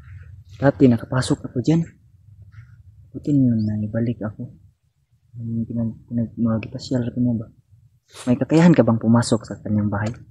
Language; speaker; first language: Filipino; non-native, local second language; Cebuano